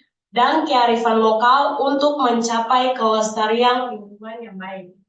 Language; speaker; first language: Indonesian; native; Indonesian